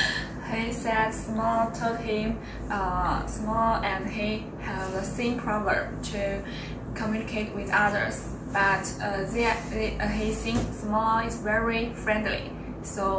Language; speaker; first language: English; non-native, learner; Chinese